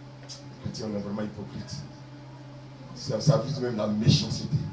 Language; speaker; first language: French; native; French